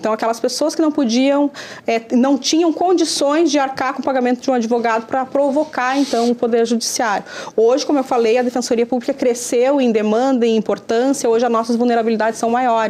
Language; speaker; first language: Portuguese; native; Portuguese